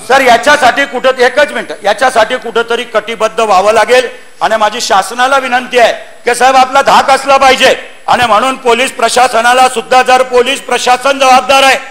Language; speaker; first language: Marathi; native; Marathi